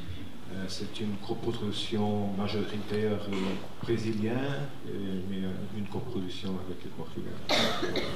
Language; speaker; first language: French; non-native, fluent; Portuguese